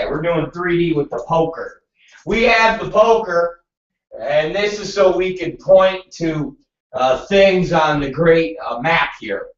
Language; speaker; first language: English; native; English